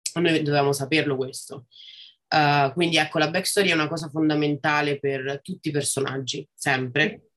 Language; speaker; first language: Italian; native; Italian